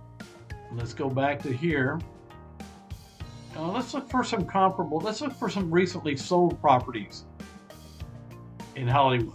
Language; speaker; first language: English; native; English